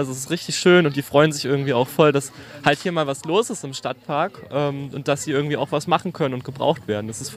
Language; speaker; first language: German; native; German